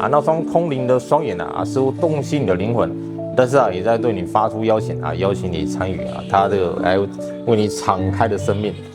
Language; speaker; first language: Chinese; native; Chinese